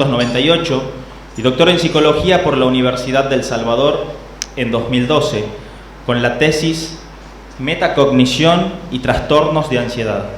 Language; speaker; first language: Spanish; native; Spanish